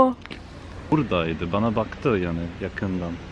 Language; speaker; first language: Turkish; non-native, learner; German